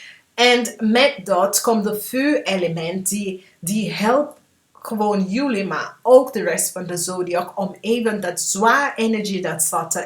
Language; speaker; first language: Dutch; non-native, fluent; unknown